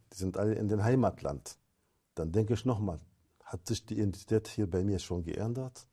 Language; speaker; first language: German; non-native, fluent; Arabic